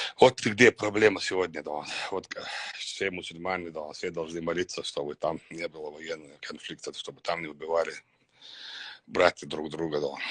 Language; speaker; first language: Russian; non-native, local second language; Chechen